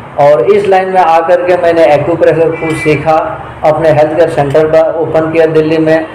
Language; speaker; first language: Hindi; native; Hindi